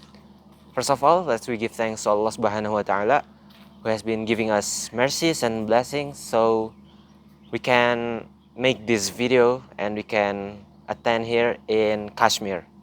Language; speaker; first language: English; non-native, learner; Indonesian